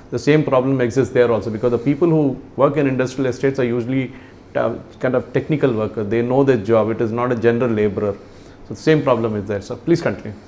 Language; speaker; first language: English; non-native, local second language; Malayalam